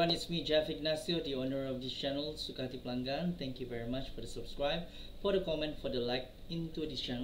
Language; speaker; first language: English; non-native, local second language; Malay